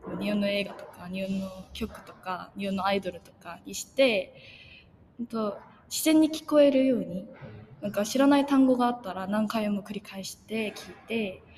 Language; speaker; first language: Japanese; non-native, fluent; Korean